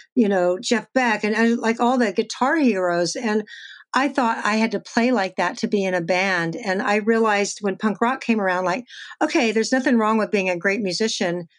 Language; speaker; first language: English; native; English